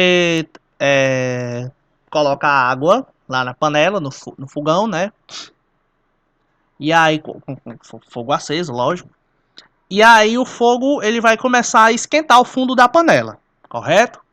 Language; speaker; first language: Portuguese; native; Portuguese